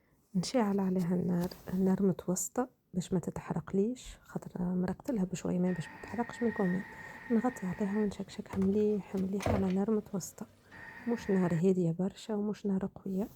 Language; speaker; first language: Arabic; native; Arabic